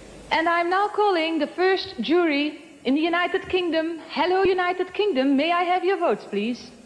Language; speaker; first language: English; non-native, fluent; Dutch